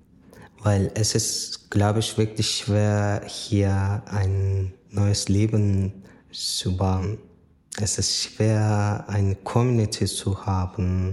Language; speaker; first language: German; non-native, fluent; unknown